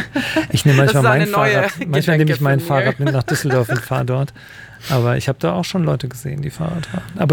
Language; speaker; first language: German; native; German